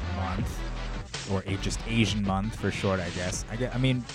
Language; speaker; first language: English; early bilingual, other home language; Korean